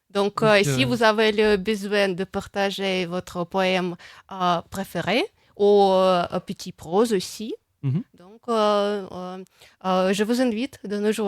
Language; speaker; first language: French; non-native, fluent; Russian